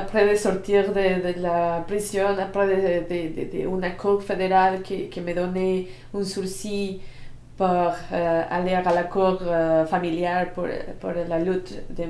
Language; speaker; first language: French; non-native, learner; Spanish